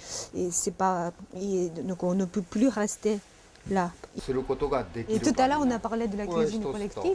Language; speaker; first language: French; non-native, fluent; Japanese